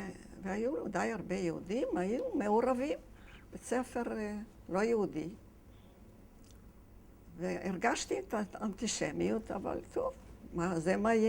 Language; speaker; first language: Hebrew; non-native, fluent; Yiddish